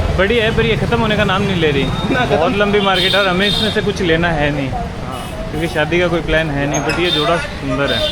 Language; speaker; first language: Hindi; native; Hindi